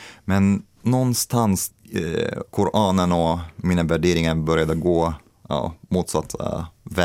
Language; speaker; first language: Swedish; non-native, fluent; Arabic